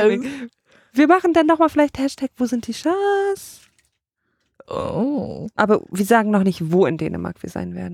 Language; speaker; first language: German; native; German